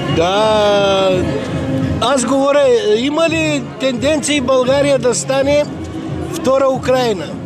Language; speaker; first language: Bulgarian; non-native, fluent; Russian